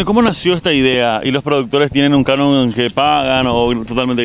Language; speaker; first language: Spanish; native; Spanish